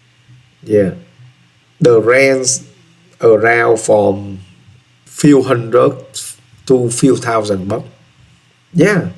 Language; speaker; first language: English; non-native, learner; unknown